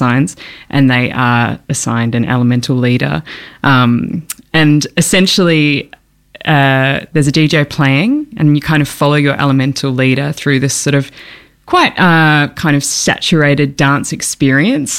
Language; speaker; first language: English; native; English